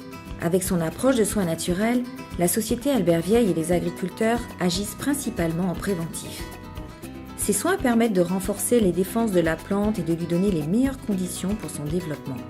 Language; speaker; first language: French; native; French